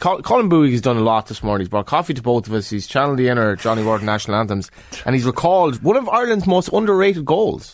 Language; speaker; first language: English; native; English